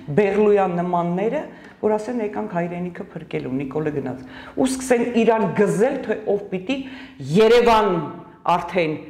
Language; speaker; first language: Armenian; native; Armenian